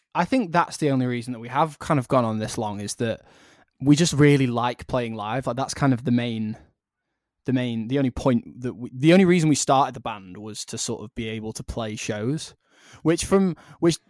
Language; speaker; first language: English; native; English